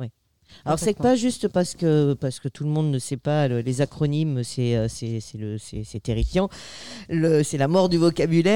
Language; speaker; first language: French; native; French